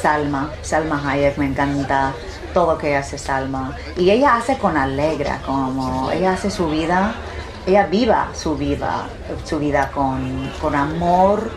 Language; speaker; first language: Spanish; early bilingual, heritage; Spanish